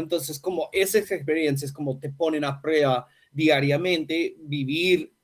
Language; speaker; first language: Spanish; non-native, fluent; English